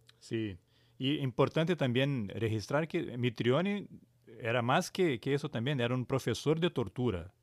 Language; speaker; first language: Spanish; non-native, learner; Portuguese